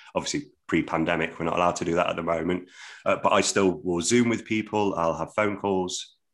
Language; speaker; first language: English; native; English